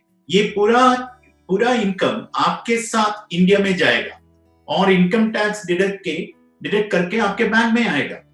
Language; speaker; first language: Hindi; non-native, local second language; Malayalam